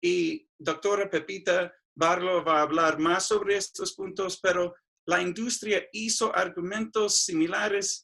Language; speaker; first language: Spanish; non-native, fluent; English